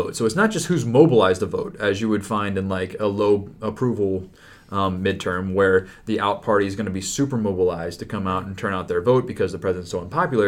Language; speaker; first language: English; native; English